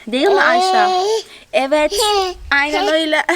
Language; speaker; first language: Turkish; non-native, fluent; Portuguese